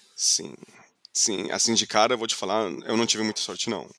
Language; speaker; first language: Portuguese; non-native, fluent; English